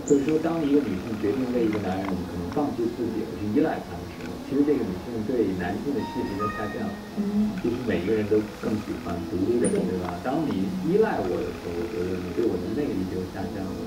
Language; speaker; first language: Chinese; native; Chinese